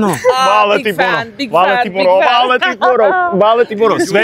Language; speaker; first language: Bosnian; non-native, learner; English